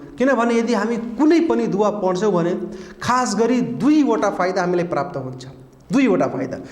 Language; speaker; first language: Nepali; non-native, local second language; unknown